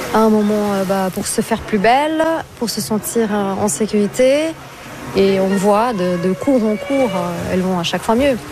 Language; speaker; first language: French; non-native, fluent; Portuguese